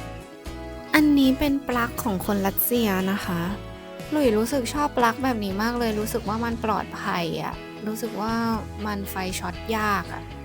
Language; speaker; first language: Thai; native; Thai